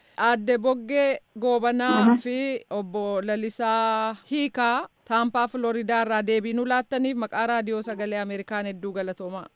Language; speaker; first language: Oromo; native; Oromo